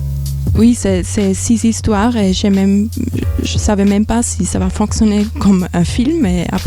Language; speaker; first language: French; non-native, fluent; German